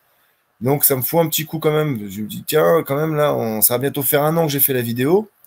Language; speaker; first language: French; native; French